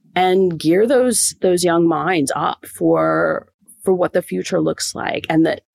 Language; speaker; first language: English; native; English